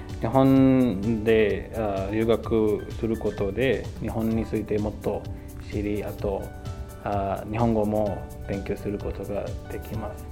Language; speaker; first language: Japanese; non-native, learner; Urdu